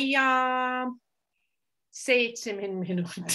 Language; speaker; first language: Finnish; non-native, learner; Russian